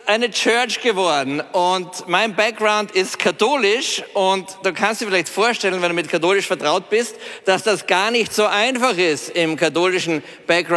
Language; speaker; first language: German; native; German